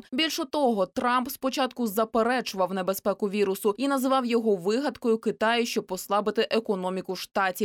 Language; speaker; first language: Ukrainian; native; Ukrainian